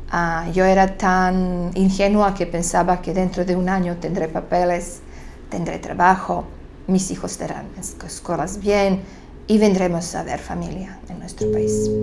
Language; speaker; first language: Spanish; non-native, fluent; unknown